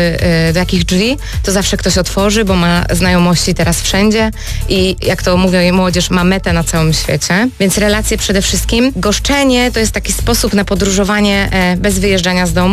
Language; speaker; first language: Polish; native; Polish